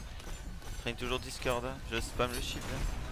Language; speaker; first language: French; native; French